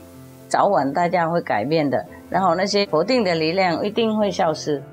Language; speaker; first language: Chinese; non-native, fluent; Vietnamese